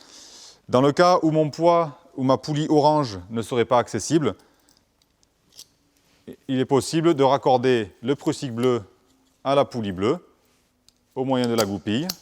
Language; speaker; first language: French; native; French